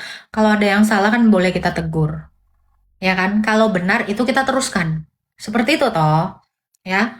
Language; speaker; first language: Indonesian; native; Indonesian